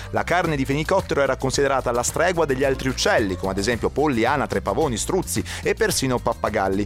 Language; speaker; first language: Italian; native; Italian